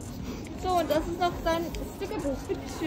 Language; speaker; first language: German; native; German